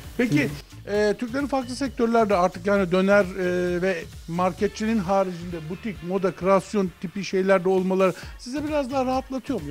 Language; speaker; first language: Turkish; native; Turkish